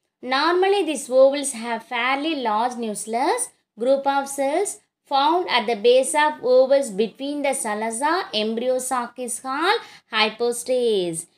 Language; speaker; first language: English; non-native, local second language; Tamil